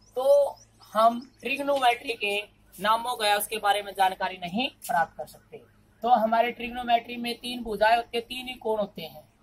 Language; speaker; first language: Hindi; native; Hindi